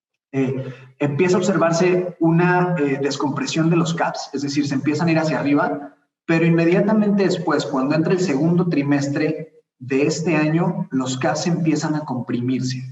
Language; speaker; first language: Spanish; native; Spanish